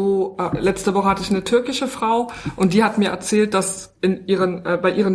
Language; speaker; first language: German; native; German